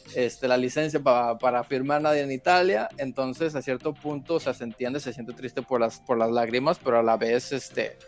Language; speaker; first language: Spanish; early bilingual, heritage; Spanish